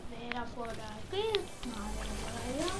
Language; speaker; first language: Spanish; native; Spanish